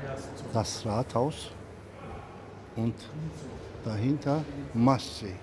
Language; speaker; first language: German; non-native, fluent; Turkish